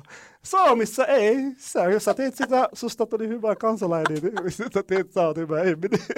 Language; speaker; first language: Finnish; non-native, fluent; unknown